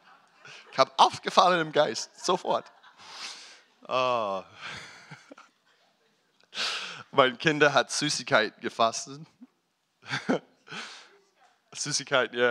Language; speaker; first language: German; non-native, learner; English